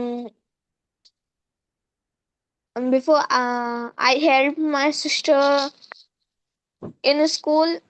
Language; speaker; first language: English; non-native, learner; Hindi